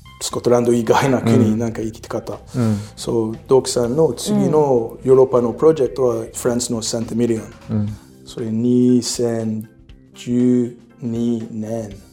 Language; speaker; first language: Japanese; non-native, learner; English